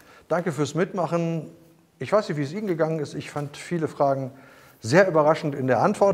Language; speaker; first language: German; native; German